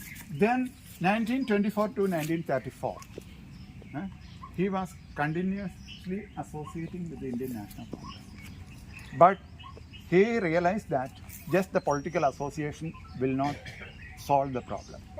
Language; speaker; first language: English; non-native, local second language; Malayalam